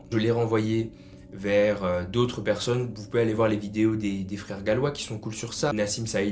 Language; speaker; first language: French; native; French